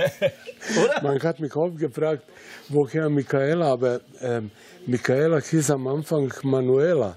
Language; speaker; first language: German; non-native, fluent; Serbian